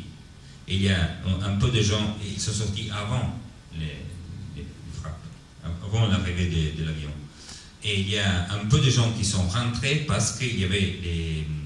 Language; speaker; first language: French; non-native, learner; Italian